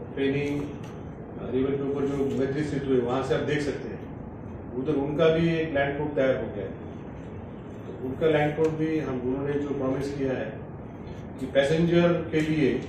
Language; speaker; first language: Hindi; non-native, local second language; Bangla